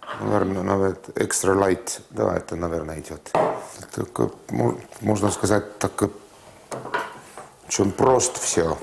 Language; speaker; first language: Russian; non-native, fluent; Estonian